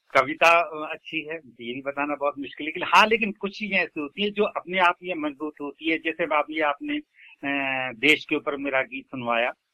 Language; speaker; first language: Hindi; native; Hindi